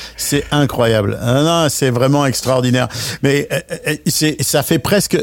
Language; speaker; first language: French; native; French